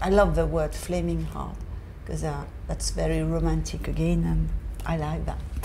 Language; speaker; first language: English; non-native, fluent; French